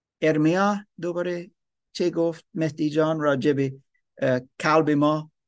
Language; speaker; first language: Persian; non-native, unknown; German